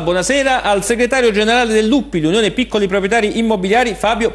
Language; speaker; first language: Italian; native; Italian